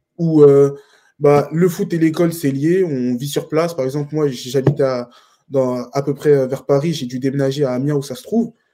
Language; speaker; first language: French; native; French